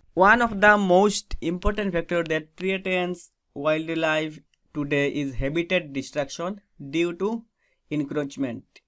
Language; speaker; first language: English; non-native, local second language; Bangla